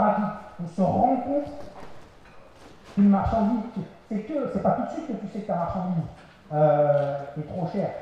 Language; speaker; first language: French; native; French